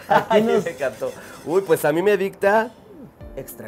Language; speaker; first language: Spanish; native; Spanish